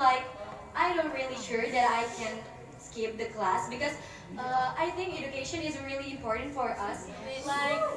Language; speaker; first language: English; non-native, learner; Indonesian